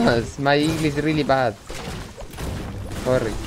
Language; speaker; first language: English; non-native, learner; Spanish